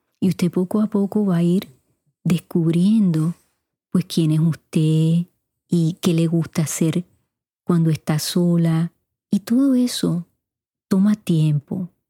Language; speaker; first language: Spanish; native; Spanish